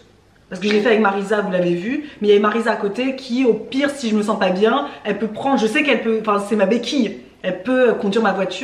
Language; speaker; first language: French; native; French